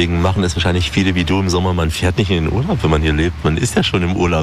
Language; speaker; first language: German; native; German